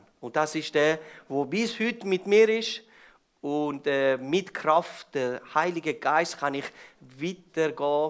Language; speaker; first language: German; non-native, fluent; Persian